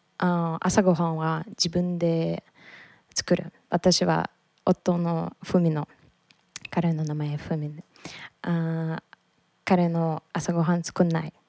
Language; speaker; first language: Japanese; non-native, learner; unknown